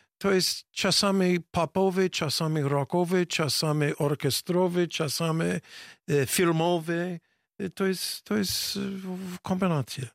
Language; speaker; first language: Polish; non-native, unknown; English